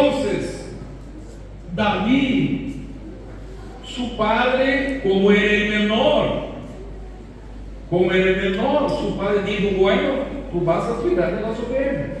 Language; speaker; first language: Spanish; non-native, fluent; Portuguese